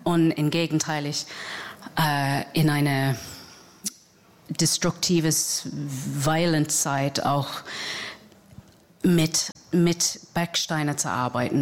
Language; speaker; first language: German; non-native, learner; English